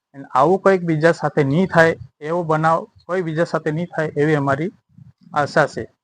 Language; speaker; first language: Gujarati; non-native, local second language; Gamit